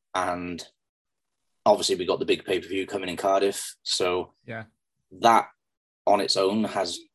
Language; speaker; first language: English; native; English